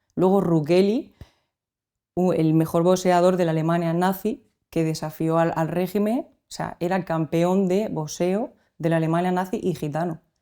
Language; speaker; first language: Spanish; native; Spanish